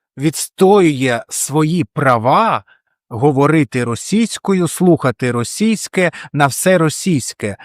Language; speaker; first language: Ukrainian; non-native, local second language; Russian